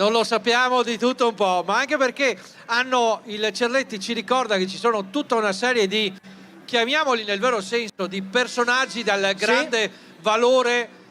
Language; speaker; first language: Italian; native; Italian